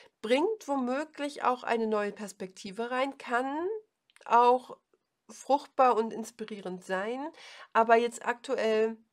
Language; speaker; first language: German; native; German